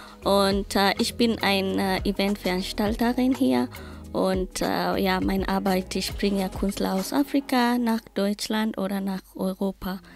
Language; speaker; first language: German; non-native, learner; Swahili